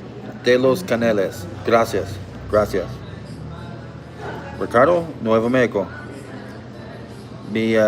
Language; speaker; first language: Spanish; non-native, learner; English